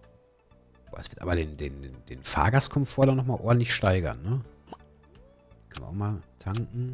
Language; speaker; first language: German; native; German